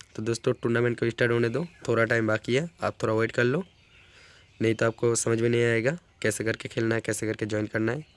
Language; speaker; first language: Hindi; non-native, local second language; Bangla